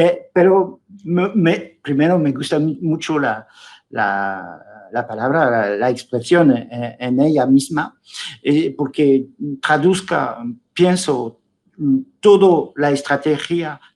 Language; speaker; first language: Spanish; non-native, fluent; French